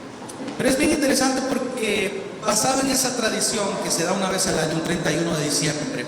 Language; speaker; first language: Spanish; native; Spanish